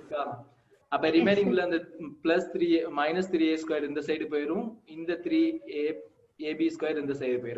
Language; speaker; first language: Tamil; native; Tamil